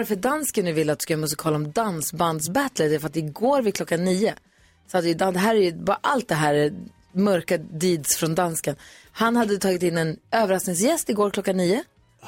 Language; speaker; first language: Swedish; native; Swedish